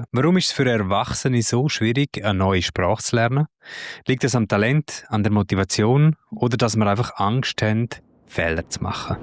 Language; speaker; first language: German; native; German